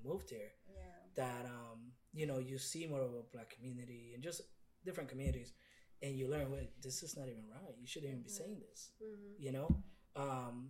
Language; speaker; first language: English; non-native, fluent; Spanish